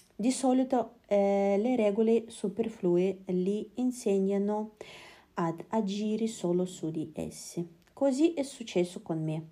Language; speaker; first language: Italian; non-native, fluent; Russian